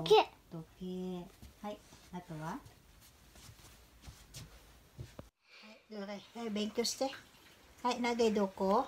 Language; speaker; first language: Japanese; non-native, learner; Filipino